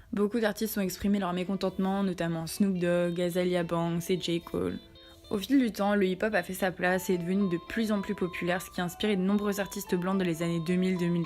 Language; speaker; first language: French; native; French